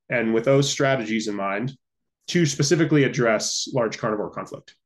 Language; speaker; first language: English; native; English